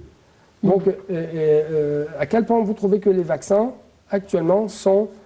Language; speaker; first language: French; non-native, fluent; Arabic